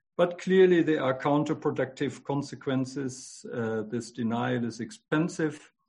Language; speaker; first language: English; non-native, fluent; German